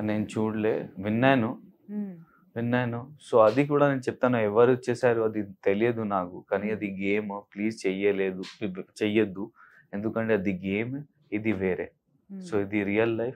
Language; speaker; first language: Telugu; non-native, local second language; Hindi